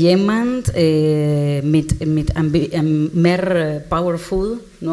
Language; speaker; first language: German; non-native, learner; Spanish